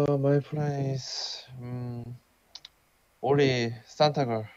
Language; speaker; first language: English; non-native, learner; Korean